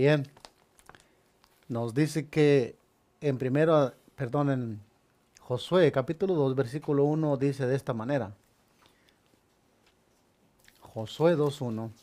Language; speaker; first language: Spanish; native; Spanish